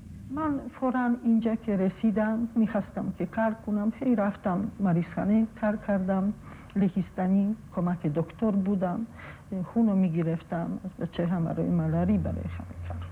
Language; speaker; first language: Persian; non-native, fluent; Polish